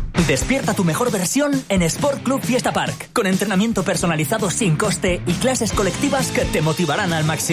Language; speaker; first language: Spanish; native; Spanish